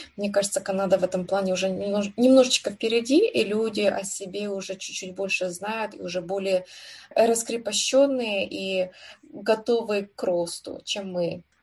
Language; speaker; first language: Russian; native; Russian